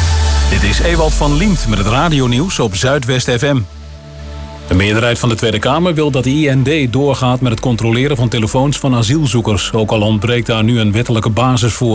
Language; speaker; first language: Dutch; native; Dutch